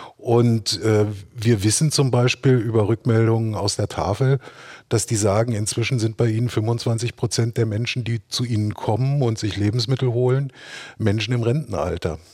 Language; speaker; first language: German; native; German